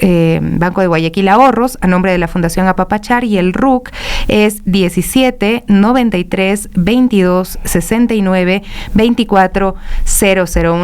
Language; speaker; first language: Spanish; native; Spanish